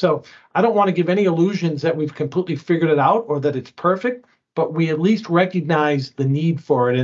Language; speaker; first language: English; native; English